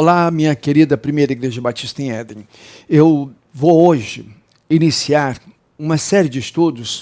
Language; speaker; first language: Portuguese; native; Portuguese